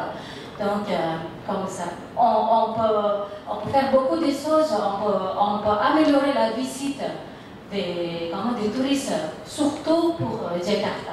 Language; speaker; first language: French; non-native, fluent; Indonesian